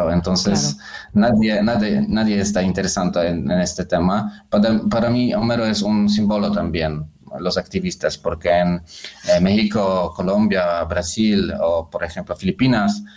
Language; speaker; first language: Spanish; non-native, learner; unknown